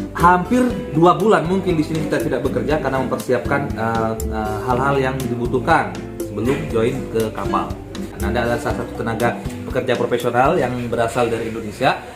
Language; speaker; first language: Indonesian; native; Indonesian